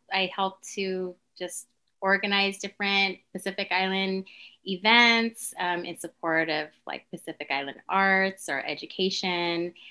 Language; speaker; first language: English; native; English